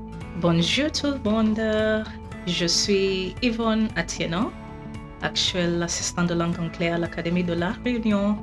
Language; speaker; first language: French; non-native, fluent; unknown